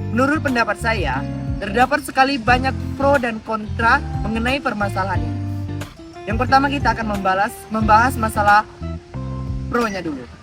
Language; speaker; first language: Indonesian; non-native, local second language; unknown